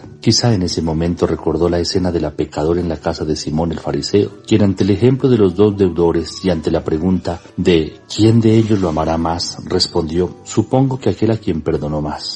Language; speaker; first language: Spanish; native; Spanish